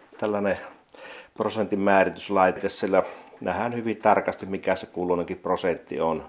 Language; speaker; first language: Finnish; native; Finnish